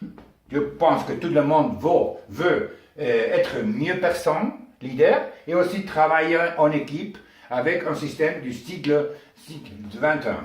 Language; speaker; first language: French; non-native, learner; Spanish